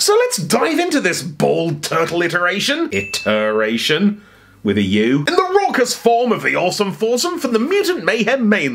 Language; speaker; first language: English; native; English